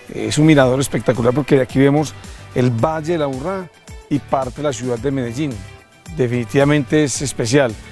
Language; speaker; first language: Spanish; native; Spanish